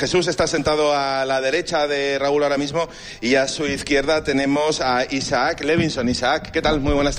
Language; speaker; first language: Spanish; native; Spanish